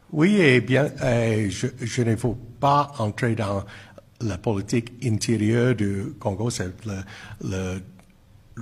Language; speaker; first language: French; non-native, fluent; English